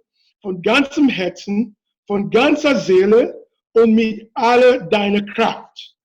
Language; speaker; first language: German; non-native, fluent; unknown